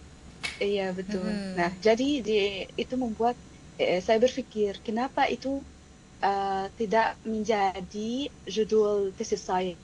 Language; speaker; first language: Indonesian; non-native, fluent; Arabic